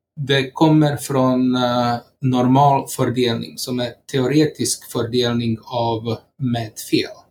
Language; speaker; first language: Swedish; non-native, fluent; Slovak